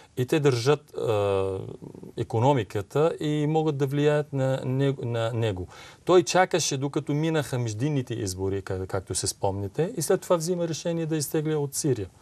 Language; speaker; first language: Bulgarian; non-native, fluent; Arabic